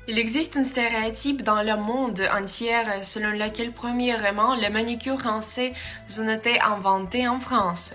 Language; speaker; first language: French; non-native, learner; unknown